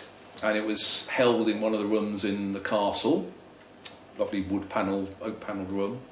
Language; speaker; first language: English; native; English